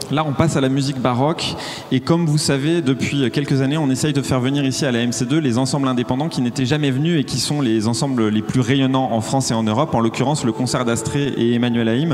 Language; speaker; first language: French; native; French